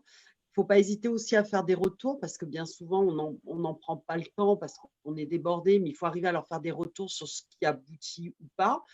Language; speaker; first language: French; native; French